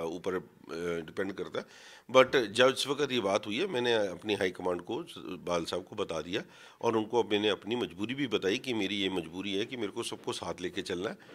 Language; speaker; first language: Hindi; non-native, local second language; Punjabi